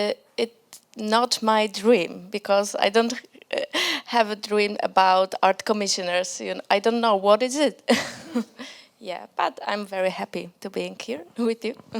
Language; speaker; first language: English; non-native, learner; Polish